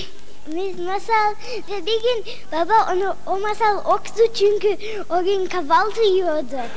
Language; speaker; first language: Turkish; non-native, learner; English